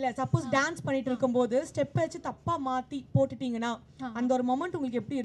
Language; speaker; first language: Tamil; native; Tamil